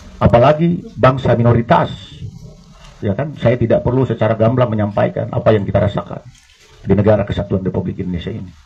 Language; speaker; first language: Indonesian; native; Indonesian